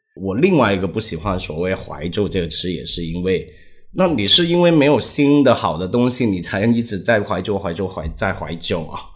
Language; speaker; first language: Chinese; non-native, local second language; Cantonese